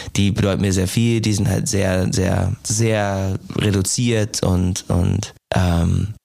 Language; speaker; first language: German; non-native, fluent; English